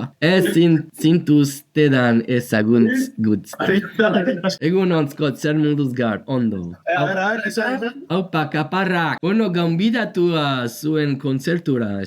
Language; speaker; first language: Basque; non-native, learner; English